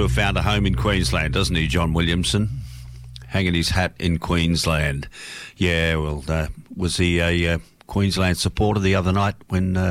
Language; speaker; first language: English; native; English